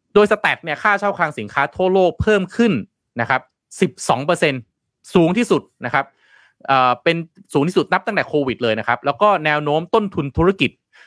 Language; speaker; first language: Thai; non-native, local second language; Lao